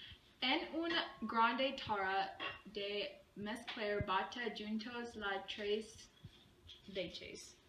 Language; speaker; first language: Spanish; non-native, learner; English